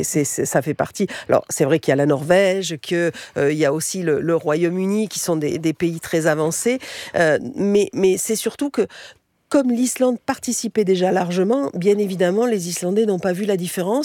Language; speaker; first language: French; native; French